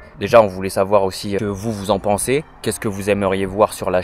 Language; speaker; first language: French; native; French